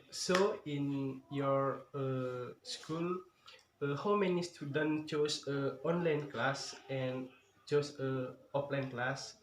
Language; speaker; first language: English; non-native, learner; Indonesian